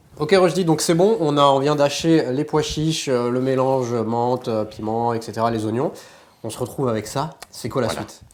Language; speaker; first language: French; native; French